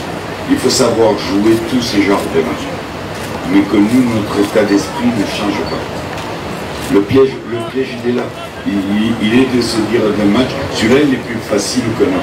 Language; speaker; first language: French; native; French